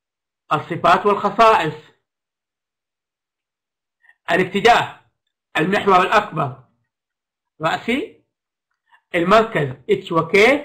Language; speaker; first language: Arabic; native; Arabic